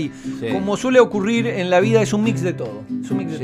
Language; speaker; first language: Spanish; native; Spanish